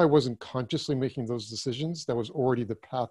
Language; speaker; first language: English; early bilingual, other home language; German